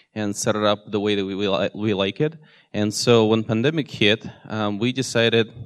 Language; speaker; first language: English; non-native, fluent; Russian